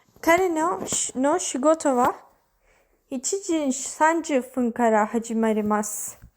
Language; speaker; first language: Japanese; non-native, learner; Turkish